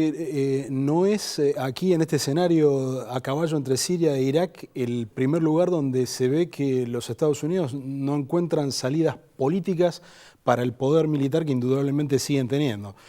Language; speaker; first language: Spanish; native; Spanish